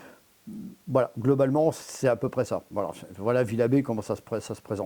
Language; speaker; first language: French; native; French